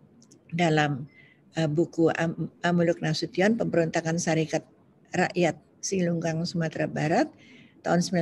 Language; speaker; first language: Indonesian; native; Indonesian